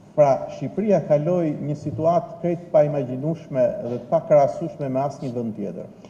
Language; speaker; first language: Albanian; native; Albanian